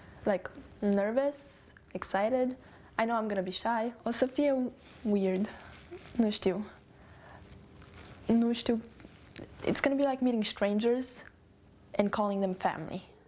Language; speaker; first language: English; early bilingual, other home language; Romanian